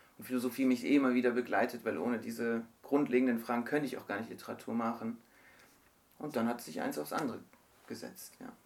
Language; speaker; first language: German; early bilingual, other home language; Turkish